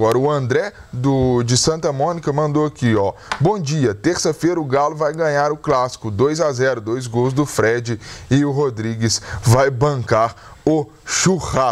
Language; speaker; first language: Portuguese; native; Portuguese